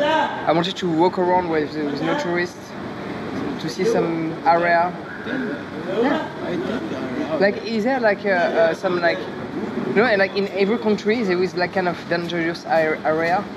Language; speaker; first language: English; non-native, learner; French